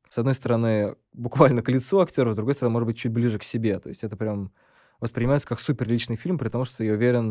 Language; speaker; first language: Russian; native; Russian